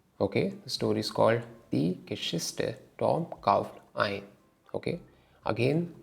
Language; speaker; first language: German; non-native, learner; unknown